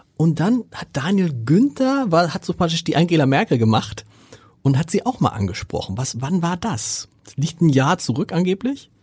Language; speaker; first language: German; native; German